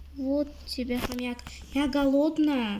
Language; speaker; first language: Russian; non-native, local second language; Uzbek